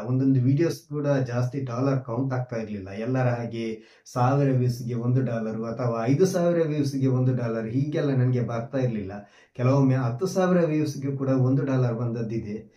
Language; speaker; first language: Kannada; non-native, local second language; Malayalam